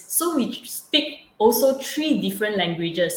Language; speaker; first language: English; non-native, local second language; Chinese